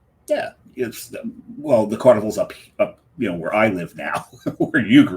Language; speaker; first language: English; native; English